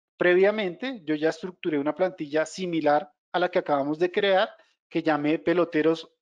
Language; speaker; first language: Spanish; native; Spanish